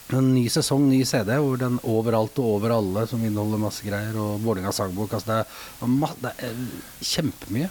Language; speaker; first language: Norwegian; native; Norwegian